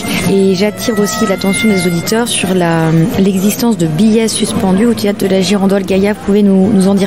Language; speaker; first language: French; native; French